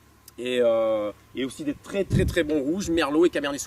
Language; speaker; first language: French; native; French